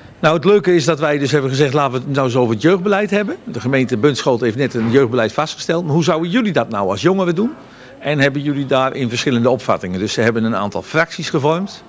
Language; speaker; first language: Dutch; native; Dutch